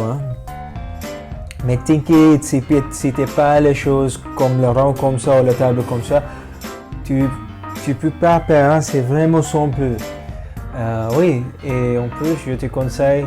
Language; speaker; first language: French; non-native, fluent; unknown